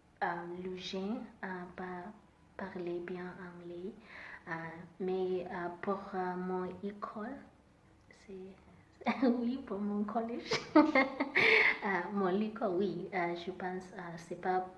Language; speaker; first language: French; non-native, learner; Southern Sotho